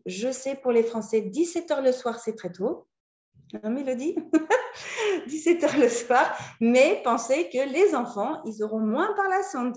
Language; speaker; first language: French; native; French